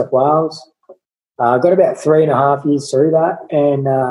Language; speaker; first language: English; native; English